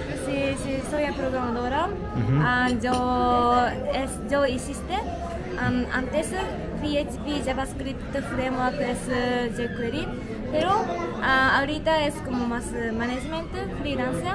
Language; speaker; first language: Spanish; non-native, learner; Japanese